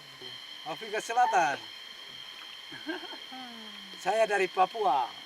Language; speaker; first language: Indonesian; non-native, local second language; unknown